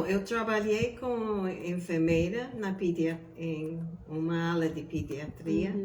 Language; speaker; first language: Portuguese; non-native, fluent; English